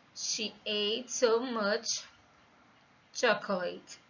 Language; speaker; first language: English; non-native, fluent; Portuguese